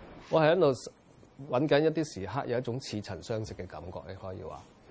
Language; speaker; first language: Cantonese; native; Cantonese